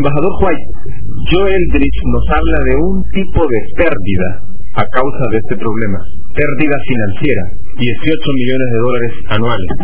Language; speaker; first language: Spanish; native; Spanish